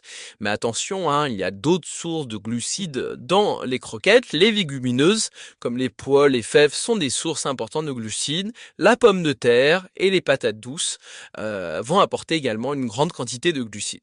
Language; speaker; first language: French; native; French